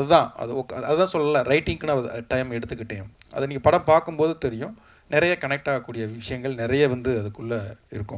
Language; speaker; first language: Tamil; native; Tamil